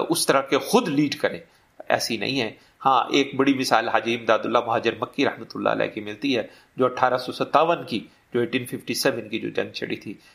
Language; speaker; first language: Urdu; native; Urdu